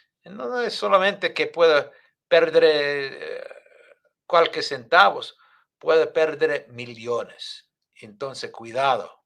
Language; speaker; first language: Spanish; non-native, fluent; English